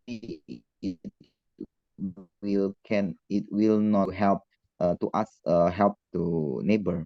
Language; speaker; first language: English; non-native, learner; Indonesian